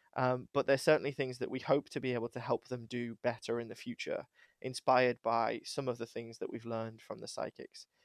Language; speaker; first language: English; native; English